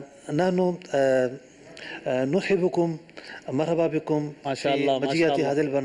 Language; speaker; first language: Arabic; non-native, learner; Urdu